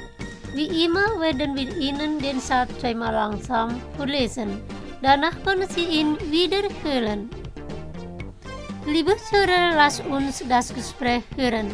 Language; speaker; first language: German; non-native, fluent; Indonesian